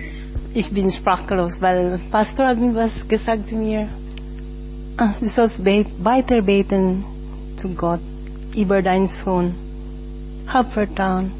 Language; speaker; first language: German; non-native, learner; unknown